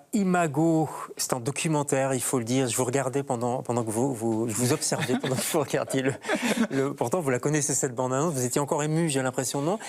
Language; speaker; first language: French; native; French